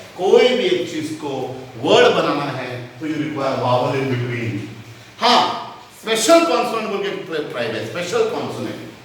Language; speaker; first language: Hindi; non-native, local second language; Konkani